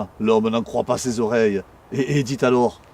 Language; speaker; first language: French; native; French